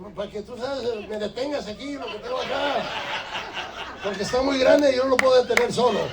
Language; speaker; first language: Spanish; early bilingual, heritage; Spanish